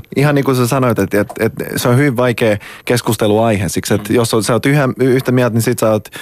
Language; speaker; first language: Finnish; early bilingual, other home language; Persian